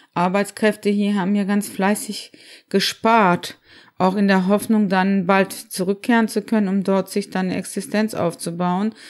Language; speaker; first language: German; early bilingual, other home language; Turkish